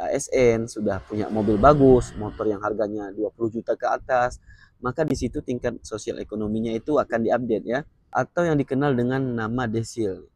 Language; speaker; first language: Indonesian; native; Indonesian